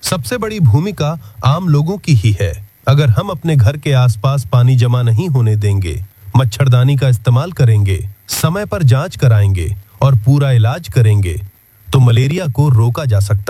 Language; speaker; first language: Hindi; native; Hindi